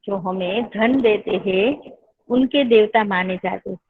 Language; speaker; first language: Hindi; non-native, local second language; Gujarati